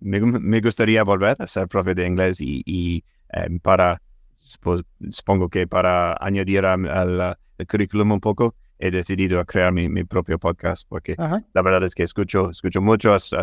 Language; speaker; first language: Spanish; non-native, fluent; English